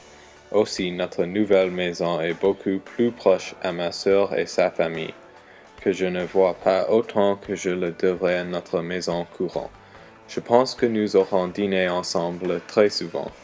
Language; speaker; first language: French; non-native, learner; English